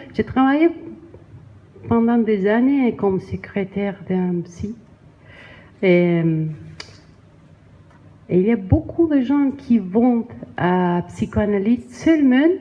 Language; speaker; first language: French; non-native, learner; Spanish